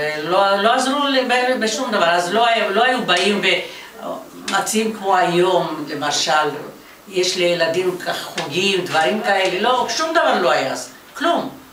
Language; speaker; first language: Hebrew; non-native, fluent; Georgian